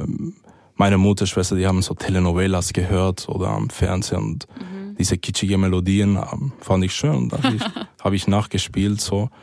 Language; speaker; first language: German; early bilingual, other home language; Spanish